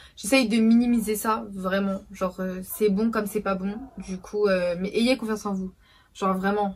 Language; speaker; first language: French; early bilingual, other home language; Portuguese